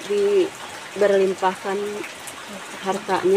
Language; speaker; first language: Indonesian; non-native, local second language; Sundanese